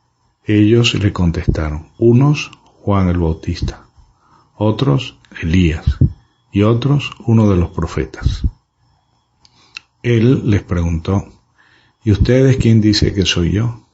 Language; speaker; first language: Spanish; native; Spanish